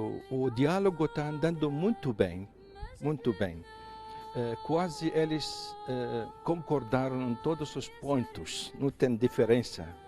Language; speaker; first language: Portuguese; non-native, fluent; Arabic